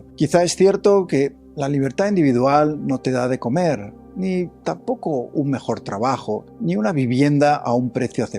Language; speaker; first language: Spanish; native; Spanish